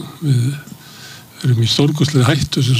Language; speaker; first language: Icelandic; native; Icelandic